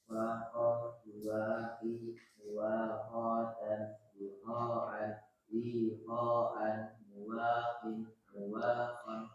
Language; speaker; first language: Arabic; non-native, learner; Indonesian